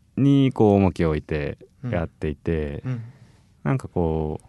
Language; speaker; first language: Japanese; native; Japanese